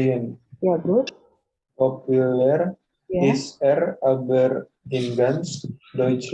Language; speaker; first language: German; non-native, learner; Indonesian